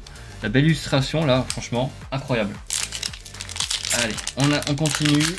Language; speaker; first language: French; native; French